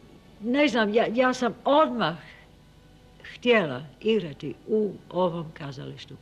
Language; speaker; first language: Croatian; non-native, fluent; English